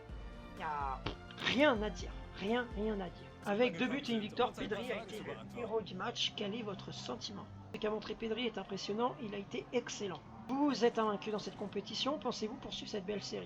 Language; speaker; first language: French; native; French